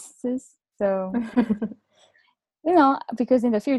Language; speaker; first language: English; non-native, fluent; Japanese